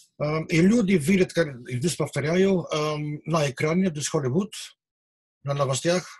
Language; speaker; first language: Russian; non-native, learner; Dutch